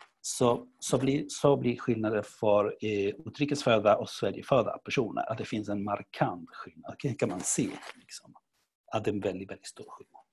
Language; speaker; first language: Swedish; non-native, fluent; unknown